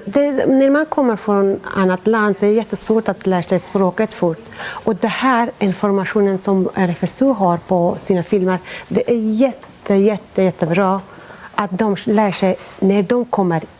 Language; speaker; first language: Swedish; non-native, fluent; Persian